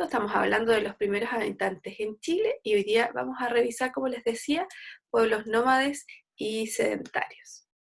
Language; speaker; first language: Spanish; native; Spanish